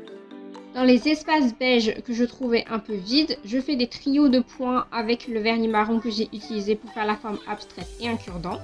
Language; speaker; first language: French; native; French